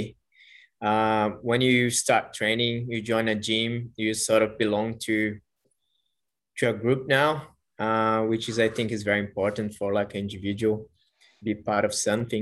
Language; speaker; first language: English; non-native, fluent; Portuguese